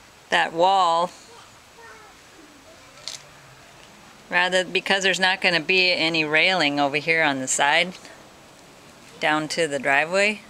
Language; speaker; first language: English; native; English